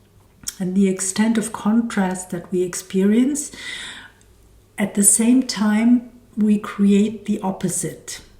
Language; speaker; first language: English; non-native, fluent; German